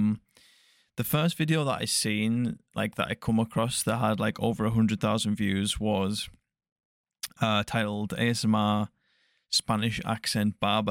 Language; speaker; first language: English; native; English